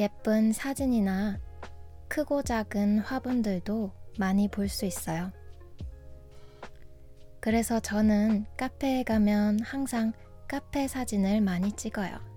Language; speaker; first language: Korean; non-native, fluent; English